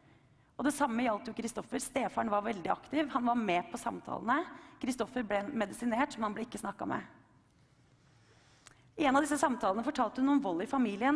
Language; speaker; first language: Norwegian; native; Norwegian